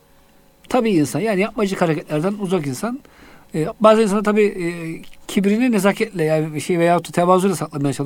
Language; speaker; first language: Turkish; native; Turkish